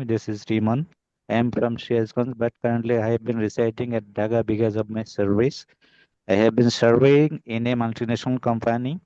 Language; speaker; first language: English; non-native, local second language; Bangla